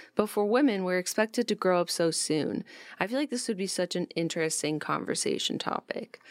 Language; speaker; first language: English; native; English